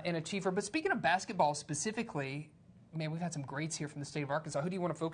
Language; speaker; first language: English; native; English